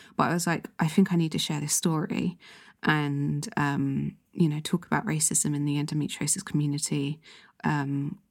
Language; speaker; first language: English; native; English